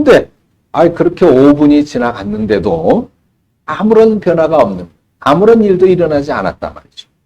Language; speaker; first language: Korean; native; Korean